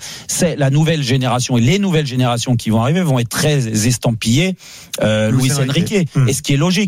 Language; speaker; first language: French; native; French